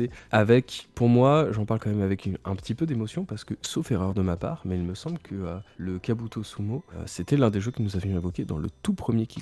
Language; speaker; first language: French; native; French